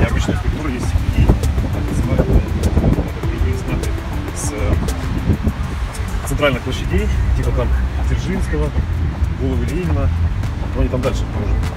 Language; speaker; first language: Russian; native; Russian